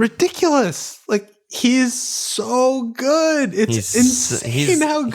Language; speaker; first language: English; native; English